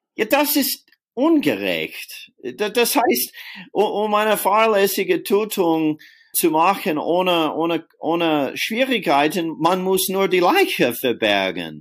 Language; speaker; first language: German; non-native, fluent; English